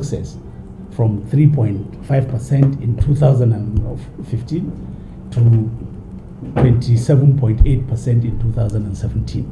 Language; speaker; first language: English; non-native, local second language; Hausa